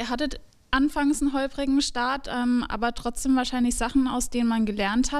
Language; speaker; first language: German; native; German